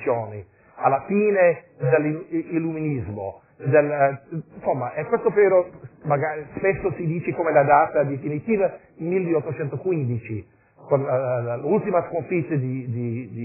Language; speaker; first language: Italian; non-native, fluent; English